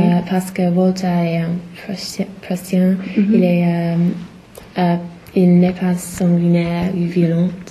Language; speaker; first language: French; non-native, learner; English